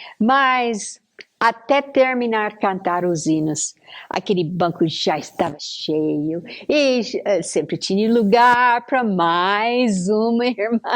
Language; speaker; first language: Portuguese; non-native, fluent; English